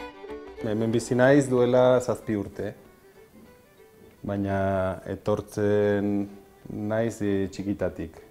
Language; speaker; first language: Basque; non-native, local second language; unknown